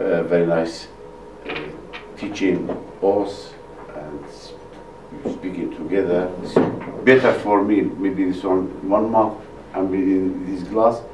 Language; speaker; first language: English; non-native, learner; Arabic